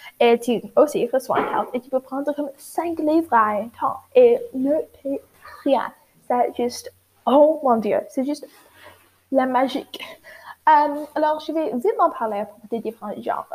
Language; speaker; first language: French; non-native, learner; English